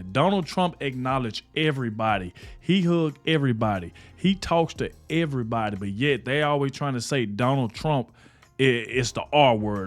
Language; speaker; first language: English; native; English